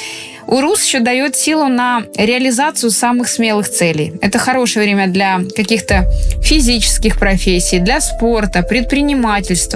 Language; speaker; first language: Russian; native; Russian